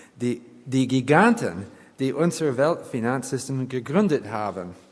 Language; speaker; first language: German; non-native, learner; English